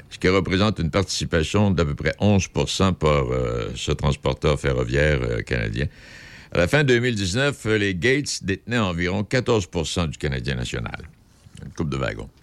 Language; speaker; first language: French; native; French